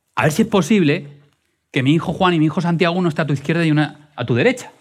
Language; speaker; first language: Spanish; native; Spanish